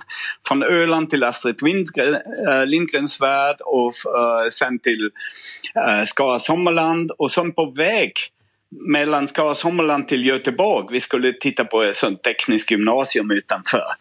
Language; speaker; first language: Swedish; non-native, fluent; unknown